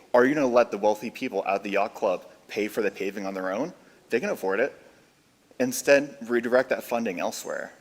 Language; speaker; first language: English; native; English